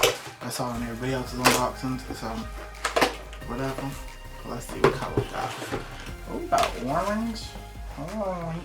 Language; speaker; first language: English; native; English